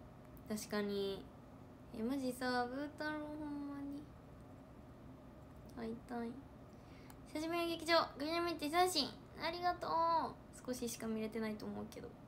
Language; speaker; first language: Japanese; native; Japanese